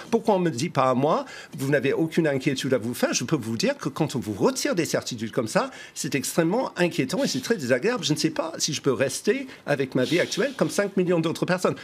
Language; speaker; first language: French; non-native, fluent; English